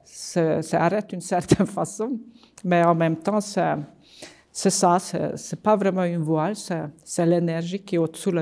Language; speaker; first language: French; non-native, fluent; Hungarian